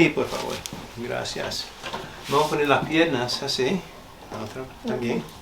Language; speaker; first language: Spanish; early bilingual, heritage; Spanish